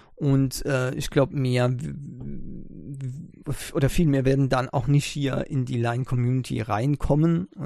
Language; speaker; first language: German; native; German